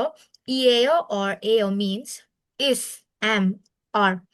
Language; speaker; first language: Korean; non-native, fluent; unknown